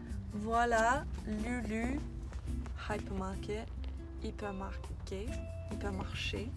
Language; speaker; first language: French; non-native, fluent; English